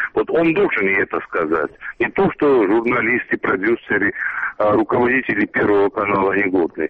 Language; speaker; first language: Russian; non-native, local second language; Georgian